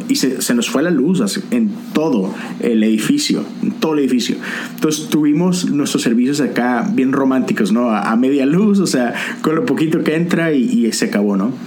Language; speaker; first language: Spanish; native; Spanish